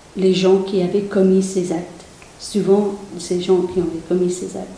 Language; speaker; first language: French; non-native, fluent; English